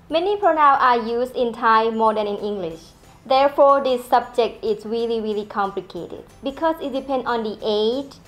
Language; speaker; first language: English; non-native, fluent; Thai